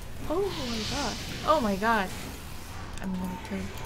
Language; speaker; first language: English; non-native, learner; Korean